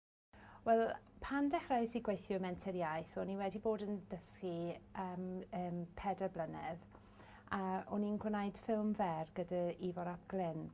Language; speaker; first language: Welsh; non-native, local second language; English